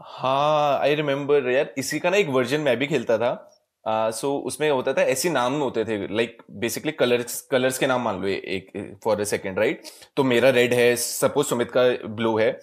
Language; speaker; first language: Hindi; native; Hindi